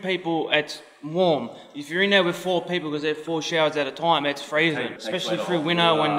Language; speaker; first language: English; native; English